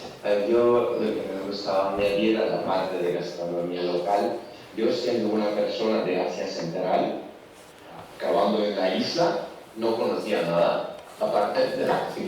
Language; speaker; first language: Spanish; non-native, learner; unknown